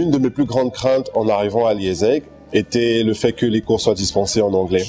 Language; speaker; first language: French; non-native, local second language; Lingala